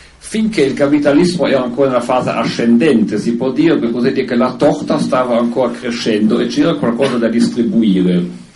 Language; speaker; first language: Italian; non-native, fluent; German